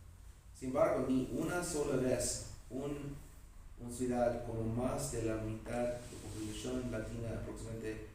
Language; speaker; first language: Spanish; non-native, learner; English